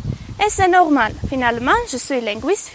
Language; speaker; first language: French; non-native, learner; Armenian